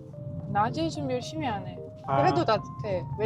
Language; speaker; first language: Korean; non-native, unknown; Ukrainian